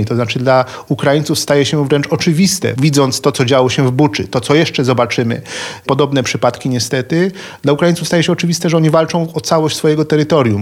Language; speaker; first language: Polish; native; Polish